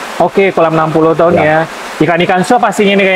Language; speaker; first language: Indonesian; native; Indonesian